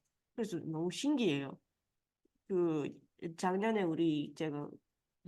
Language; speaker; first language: Korean; non-native, fluent; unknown